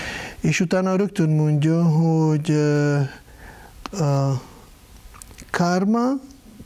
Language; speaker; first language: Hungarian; non-native, fluent; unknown